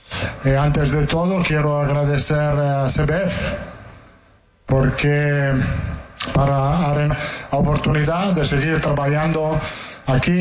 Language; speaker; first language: Portuguese; non-native, fluent; Italian